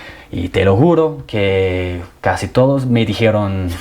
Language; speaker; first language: Spanish; non-native, fluent; English